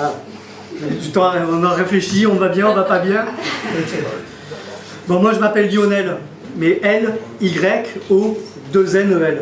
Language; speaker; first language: French; native; French